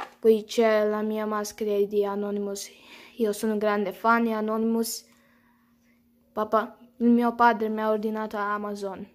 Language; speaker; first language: Italian; early bilingual, other home language; Romanian